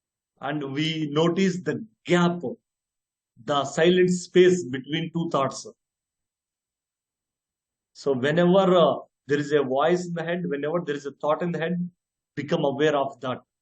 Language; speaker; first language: English; non-native, local second language; Telugu